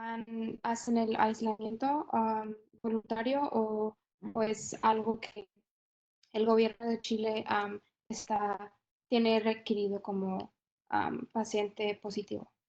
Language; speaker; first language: Spanish; non-native, fluent; English